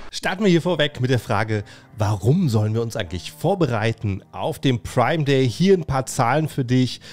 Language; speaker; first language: German; native; German